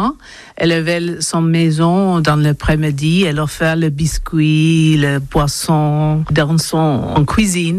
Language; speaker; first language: French; non-native, learner; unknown